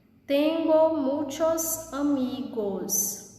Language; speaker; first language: Spanish; non-native, fluent; Portuguese